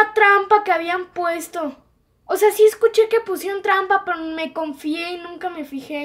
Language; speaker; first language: Spanish; native; Spanish